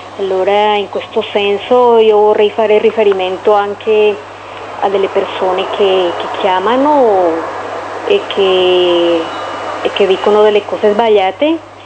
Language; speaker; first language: Italian; non-native, learner; Spanish